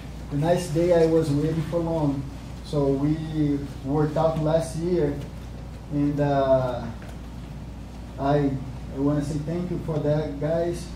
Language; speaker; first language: English; non-native, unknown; Portuguese